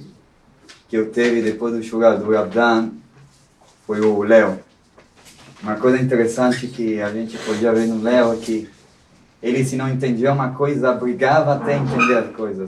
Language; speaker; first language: Portuguese; non-native, local second language; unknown